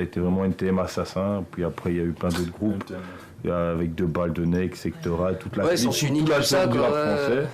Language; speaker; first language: French; native; French